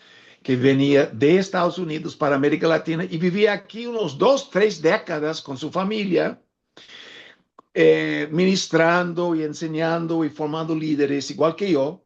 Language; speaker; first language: Spanish; non-native, fluent; English